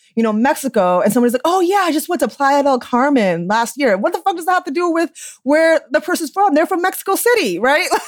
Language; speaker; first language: English; early bilingual, other home language; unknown